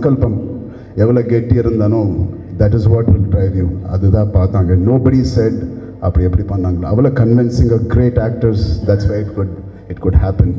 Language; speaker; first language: Tamil; non-native, learner; Telugu